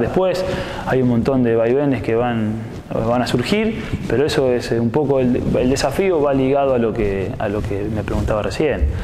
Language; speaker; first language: Spanish; native; Spanish